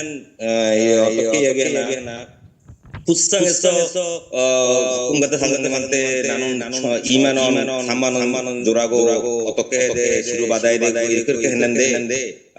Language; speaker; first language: Korean; non-native, learner; Bangla